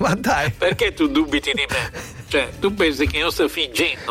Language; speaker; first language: Italian; native; Italian